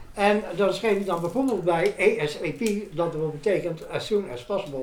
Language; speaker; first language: Dutch; native; Dutch